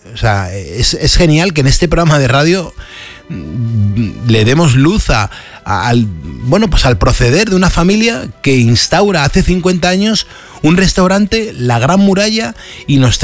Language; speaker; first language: Spanish; native; Spanish